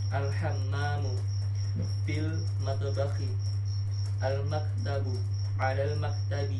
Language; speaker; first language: Arabic; non-native, learner; Indonesian